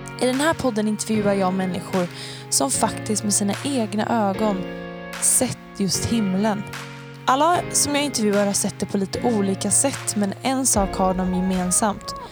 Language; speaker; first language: Swedish; native; Swedish